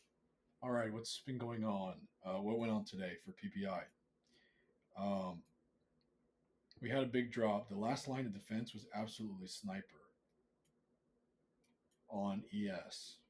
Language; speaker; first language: English; native; English